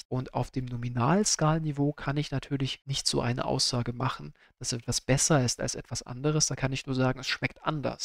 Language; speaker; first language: German; native; German